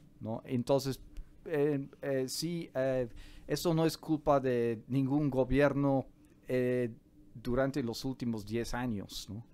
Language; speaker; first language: Spanish; non-native, fluent; English